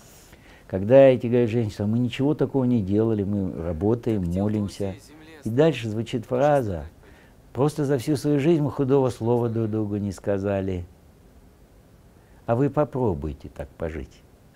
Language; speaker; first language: Russian; native; Russian